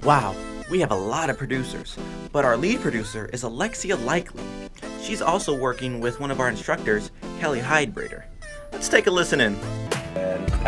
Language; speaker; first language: English; native; English